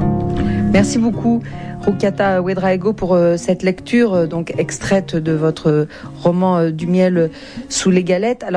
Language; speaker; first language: French; native; French